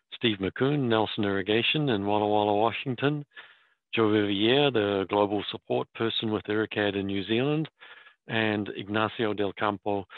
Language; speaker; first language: English; native; English